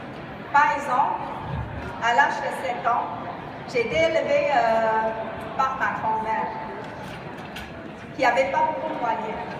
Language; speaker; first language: French; non-native, fluent; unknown